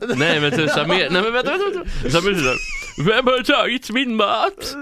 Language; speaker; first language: Swedish; native; Swedish